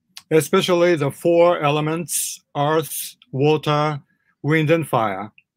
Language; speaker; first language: English; non-native, fluent; Japanese